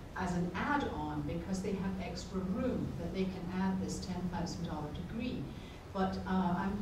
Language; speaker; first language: English; native; English